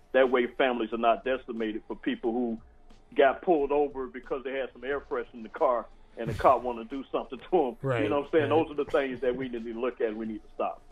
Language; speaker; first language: English; native; English